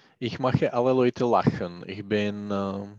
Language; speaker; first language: German; non-native, learner; Czech